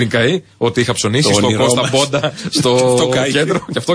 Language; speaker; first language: Greek; native; Greek